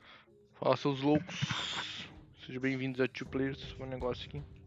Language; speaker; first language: Portuguese; native; Portuguese